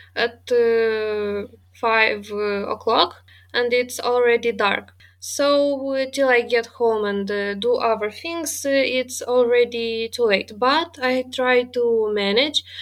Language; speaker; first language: English; non-native, fluent; Romanian